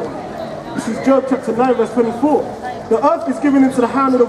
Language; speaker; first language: English; native; English